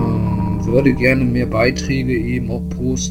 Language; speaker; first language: German; native; German